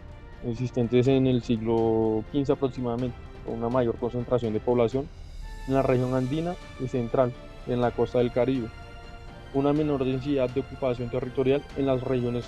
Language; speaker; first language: Spanish; native; Spanish